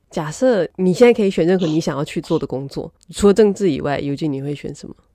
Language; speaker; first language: Chinese; native; Chinese